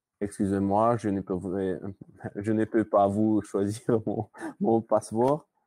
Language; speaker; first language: French; non-native, learner; Russian